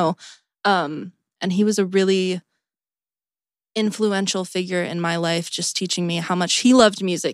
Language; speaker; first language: English; native; English